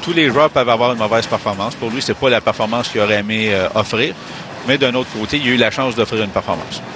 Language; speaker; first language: French; native; French